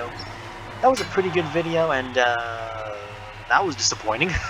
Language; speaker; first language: English; native; English